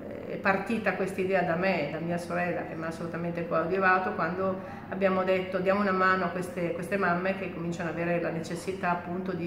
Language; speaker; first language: Italian; native; Italian